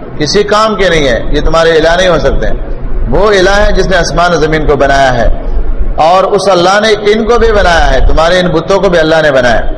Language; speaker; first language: Urdu; non-native, local second language; Pashto